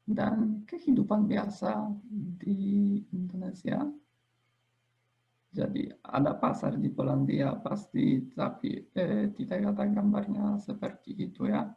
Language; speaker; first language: Indonesian; non-native, fluent; Polish